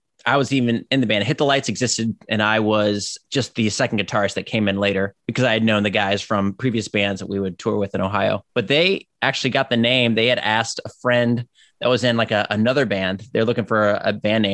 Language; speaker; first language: English; native; English